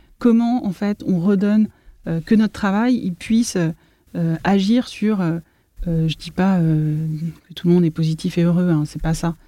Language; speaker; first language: French; native; French